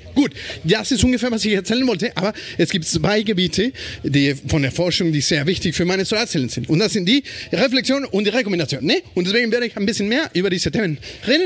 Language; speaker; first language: German; non-native, fluent; Spanish